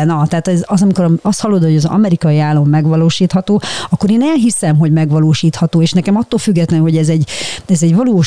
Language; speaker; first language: Hungarian; native; Hungarian